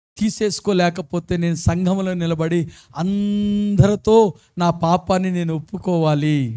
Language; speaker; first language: Telugu; early bilingual, other home language; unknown